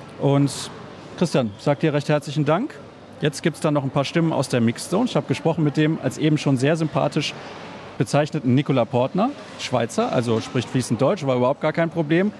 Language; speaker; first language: German; native; German